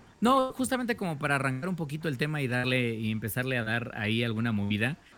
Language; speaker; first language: Spanish; native; Spanish